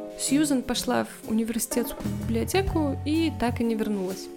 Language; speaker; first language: Russian; native; Russian